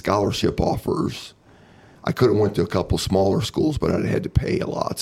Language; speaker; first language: English; native; English